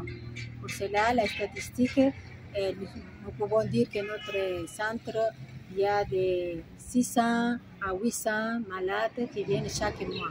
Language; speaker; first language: French; non-native, fluent; Spanish